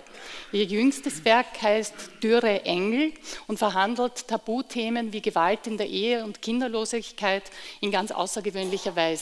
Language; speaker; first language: German; native; German